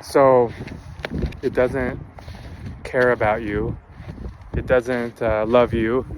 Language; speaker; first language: English; native; English